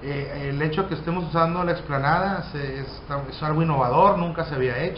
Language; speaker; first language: Spanish; native; Spanish